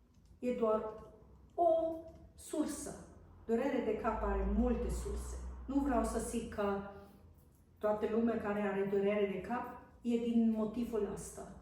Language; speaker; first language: Romanian; non-native, fluent; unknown